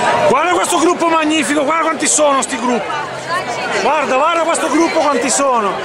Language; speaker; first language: Italian; native; Italian